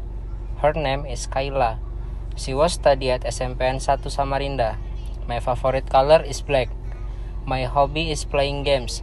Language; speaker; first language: English; non-native, learner; Indonesian